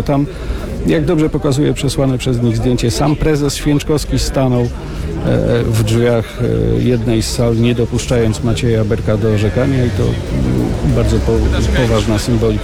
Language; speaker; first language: Polish; native; Polish